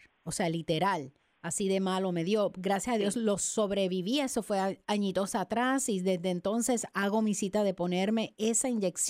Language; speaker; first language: Spanish; native; Spanish